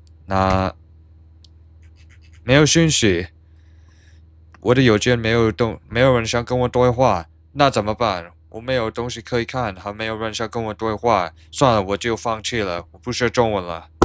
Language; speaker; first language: Chinese; non-native, learner; English